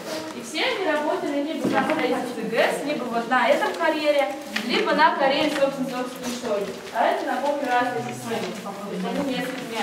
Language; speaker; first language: Russian; native; Russian